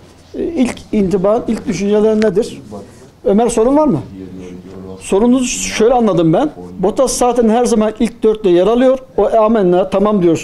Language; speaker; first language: Turkish; native; Turkish